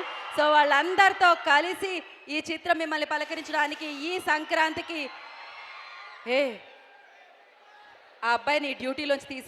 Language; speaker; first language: Telugu; native; Telugu